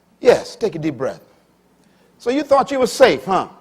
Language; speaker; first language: English; native; English